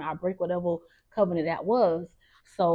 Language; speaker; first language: English; native; English